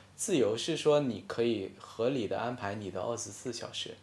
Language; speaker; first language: Chinese; non-native, local second language; Min Nan Chinese